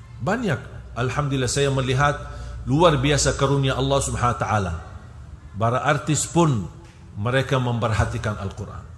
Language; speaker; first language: Malay; non-native, fluent; Arabic